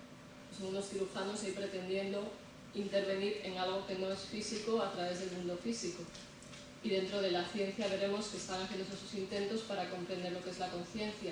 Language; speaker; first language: Spanish; native; Spanish